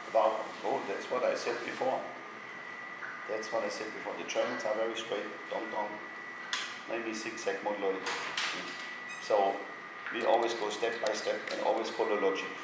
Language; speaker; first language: English; non-native, fluent; German